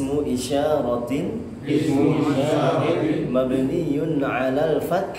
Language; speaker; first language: Arabic; non-native, fluent; Indonesian